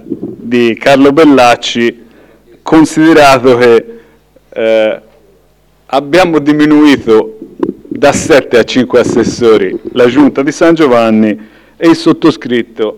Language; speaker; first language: Italian; native; Italian